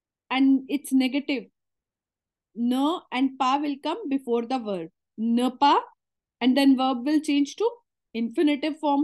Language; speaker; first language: English; non-native, local second language; Hindi